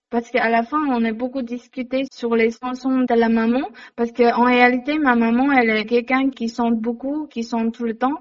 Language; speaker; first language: French; non-native, learner; Chinese